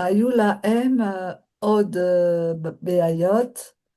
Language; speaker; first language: Hebrew; non-native, learner; French